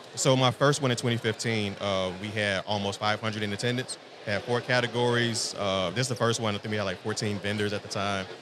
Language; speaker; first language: English; native; English